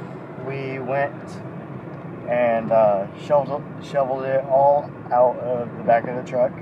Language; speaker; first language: English; native; English